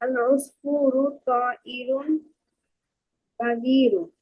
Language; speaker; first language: Arabic; non-native, learner; Bangla